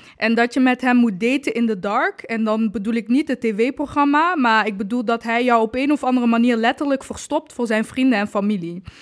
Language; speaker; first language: Dutch; early bilingual, other home language; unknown